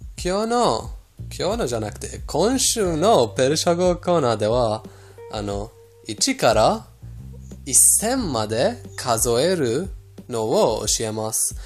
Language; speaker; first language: Japanese; non-native, fluent; Persian